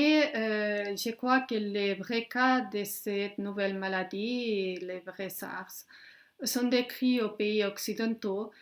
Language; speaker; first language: French; non-native, fluent; Spanish